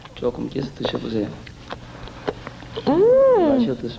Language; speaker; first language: Korean; native; Korean